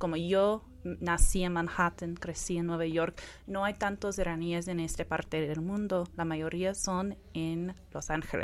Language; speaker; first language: Spanish; non-native, fluent; English